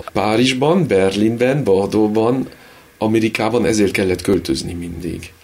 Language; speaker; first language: Hungarian; early bilingual, heritage; Hungarian